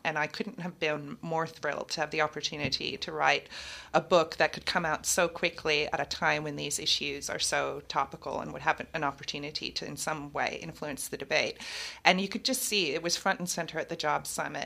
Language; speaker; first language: English; native; English